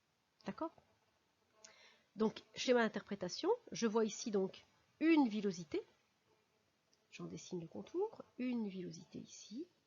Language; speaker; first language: French; native; French